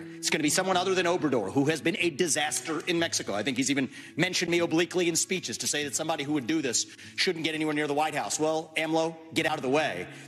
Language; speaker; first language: English; native; English